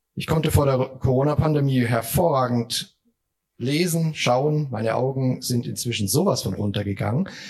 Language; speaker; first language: German; native; German